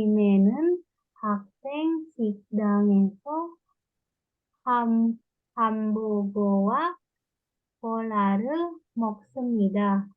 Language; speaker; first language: Korean; non-native, learner; Indonesian